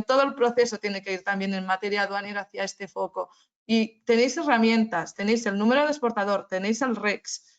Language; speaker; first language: Spanish; native; Spanish